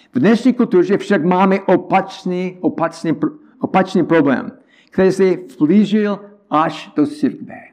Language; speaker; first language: Czech; non-native, learner; English